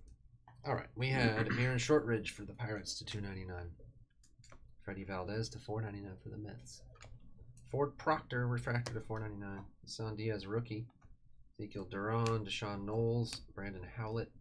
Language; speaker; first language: English; native; English